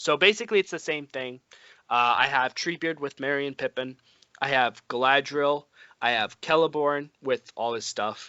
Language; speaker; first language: English; native; English